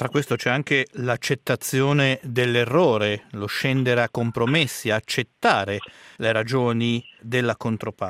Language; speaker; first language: Italian; native; Italian